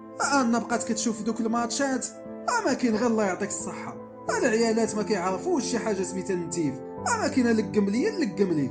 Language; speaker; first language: Arabic; native; Arabic